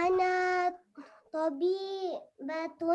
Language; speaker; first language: Arabic; non-native, learner; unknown